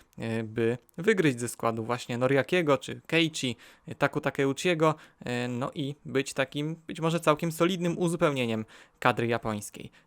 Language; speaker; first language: Polish; native; Polish